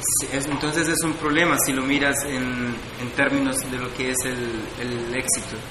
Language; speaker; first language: Spanish; native; Spanish